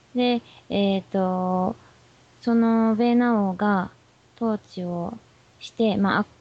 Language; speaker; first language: Japanese; native; Japanese